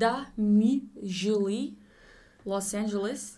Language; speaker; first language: Russian; non-native, learner; English